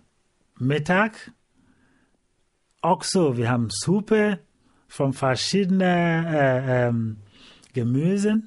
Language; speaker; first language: German; non-native, learner; Igbo